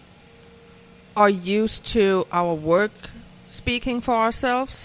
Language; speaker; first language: English; non-native, fluent; Danish